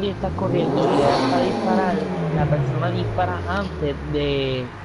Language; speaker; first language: Spanish; native; Spanish